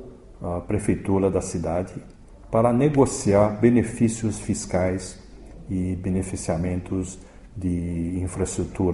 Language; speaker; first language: Portuguese; early bilingual, other home language; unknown